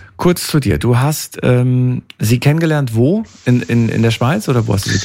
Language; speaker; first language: German; native; German